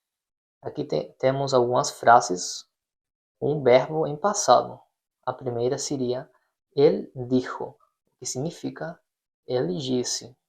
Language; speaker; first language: Portuguese; non-native, fluent; Spanish